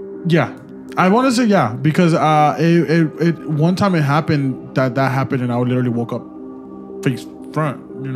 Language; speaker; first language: English; early bilingual, other home language; Spanish